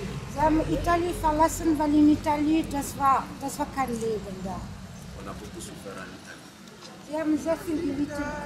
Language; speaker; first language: German; non-native, fluent; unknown